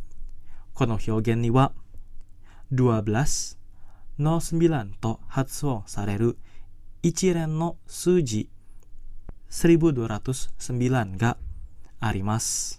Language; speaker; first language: Japanese; non-native, fluent; Indonesian